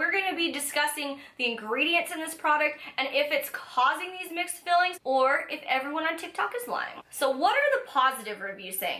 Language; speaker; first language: English; native; English